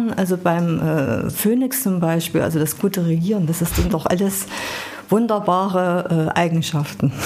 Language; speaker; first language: German; native; German